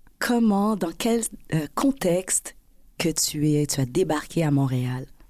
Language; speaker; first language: French; early bilingual, other home language; Haitian Creole